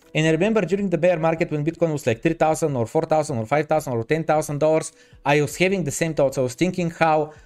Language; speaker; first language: English; non-native, fluent; Bulgarian